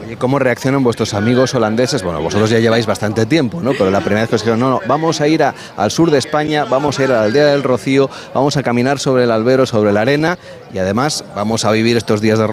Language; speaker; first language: Spanish; native; Spanish